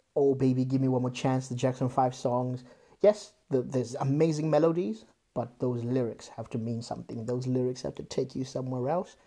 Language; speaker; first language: English; non-native, local second language; Shona